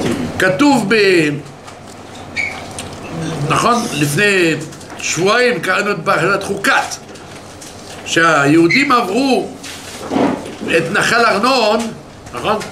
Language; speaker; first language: Hebrew; non-native, fluent; French